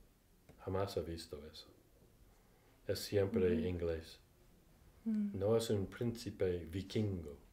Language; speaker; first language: Spanish; non-native, fluent; English